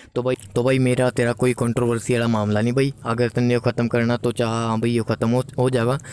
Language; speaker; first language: Hindi; native; Hindi